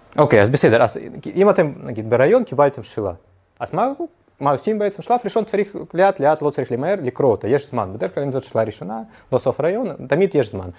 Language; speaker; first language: Hebrew; non-native, fluent; Russian